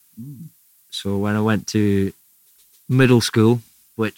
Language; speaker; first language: English; native; English